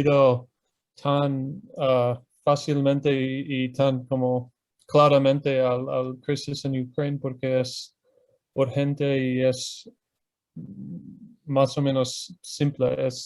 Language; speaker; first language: Spanish; non-native, fluent; English